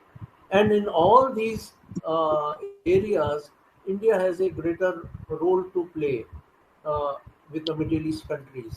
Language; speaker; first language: English; non-native, local second language; Hindi